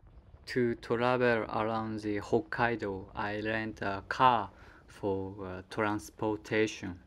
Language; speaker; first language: English; non-native, learner; Japanese